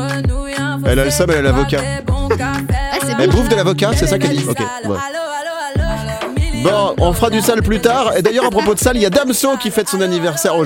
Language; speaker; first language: French; native; French